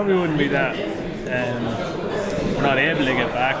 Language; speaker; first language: English; native; English